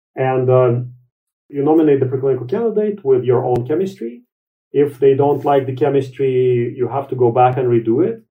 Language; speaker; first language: English; non-native, fluent; Latvian